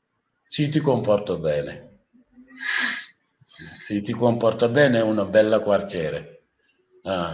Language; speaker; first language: Italian; non-native, learner; Wolof